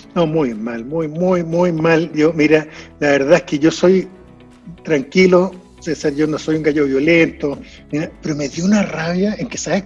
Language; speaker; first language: Spanish; native; Spanish